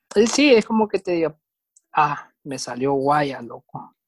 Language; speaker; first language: Spanish; native; Spanish